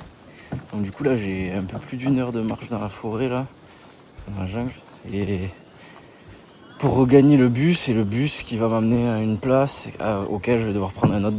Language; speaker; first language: French; native; French